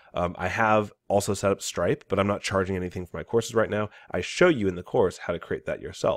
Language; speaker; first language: English; native; English